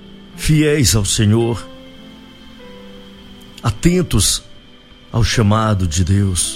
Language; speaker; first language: Portuguese; native; Portuguese